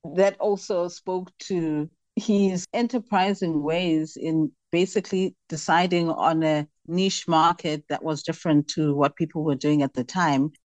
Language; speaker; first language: English; non-native, local second language; Xhosa